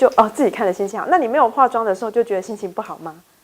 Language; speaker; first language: Chinese; native; Chinese